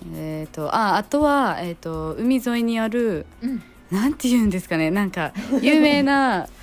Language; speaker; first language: Japanese; non-native, fluent; Arabic